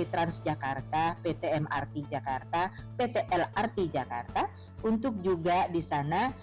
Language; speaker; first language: Indonesian; native; Indonesian